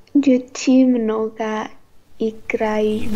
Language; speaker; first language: Russian; non-native, learner; Vietnamese